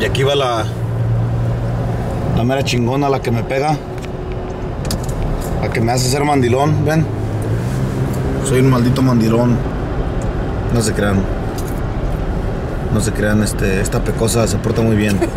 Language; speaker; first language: Spanish; early bilingual, other home language; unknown